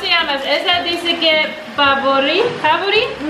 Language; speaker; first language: Spanish; non-native, learner; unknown